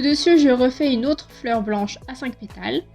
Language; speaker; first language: French; native; French